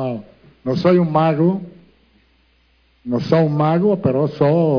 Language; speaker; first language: Portuguese; non-native, fluent; Italian